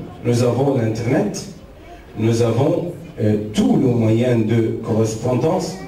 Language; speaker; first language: French; non-native, fluent; Arabic